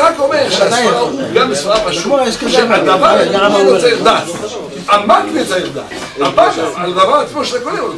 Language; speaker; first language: Hebrew; non-native, fluent; French